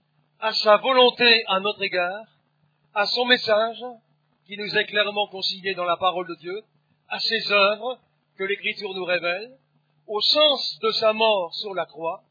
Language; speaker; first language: French; native; French